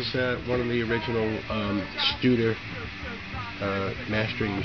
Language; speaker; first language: English; native; English